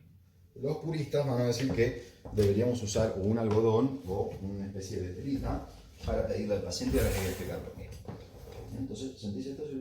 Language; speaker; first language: Spanish; native; Spanish